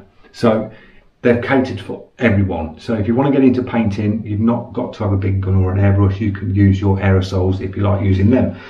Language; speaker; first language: English; native; English